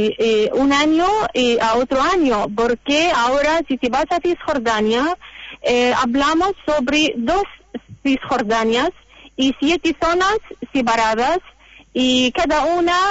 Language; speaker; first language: Spanish; non-native, learner; Arabic